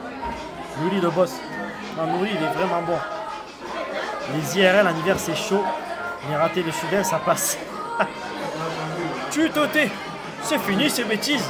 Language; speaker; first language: French; native; French